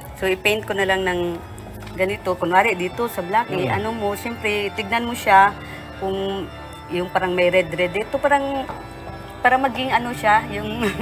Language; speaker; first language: Filipino; non-native, local second language; Cebuano